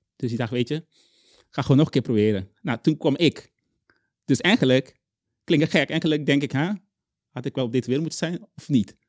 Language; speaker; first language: Dutch; non-native, local second language; Papiamento